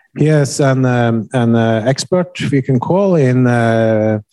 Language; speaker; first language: English; non-native, fluent; Norwegian